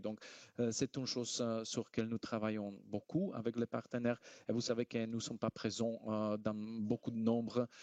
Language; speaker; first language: French; non-native, fluent; Slovak